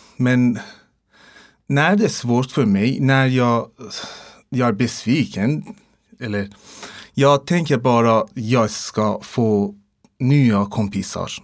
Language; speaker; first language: Swedish; non-native, learner; Persian